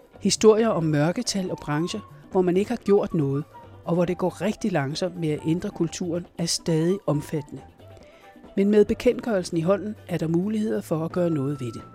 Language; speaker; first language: Danish; native; Danish